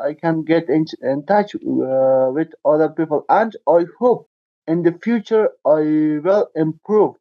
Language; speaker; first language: English; non-native, learner; Persian